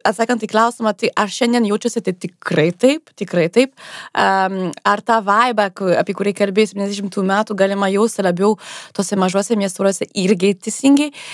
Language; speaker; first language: Lithuanian; non-native, fluent; French